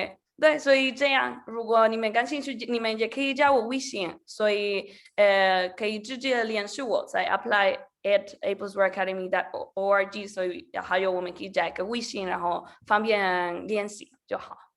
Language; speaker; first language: Chinese; non-native, learner; Spanish